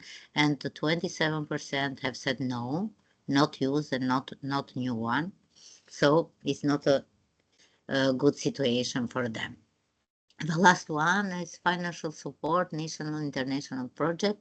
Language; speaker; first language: English; non-native, fluent; Albanian